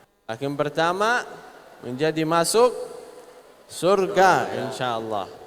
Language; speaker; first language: Indonesian; non-native, learner; Arabic